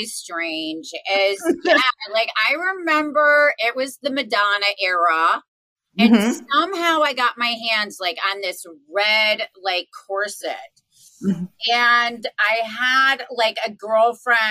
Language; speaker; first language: English; native; English